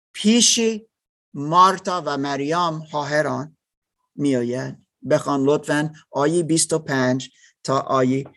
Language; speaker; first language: Persian; non-native, learner; German